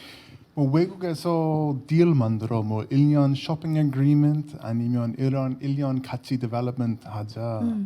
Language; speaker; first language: Korean; non-native, learner; English